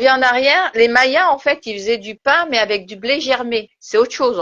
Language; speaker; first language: French; native; French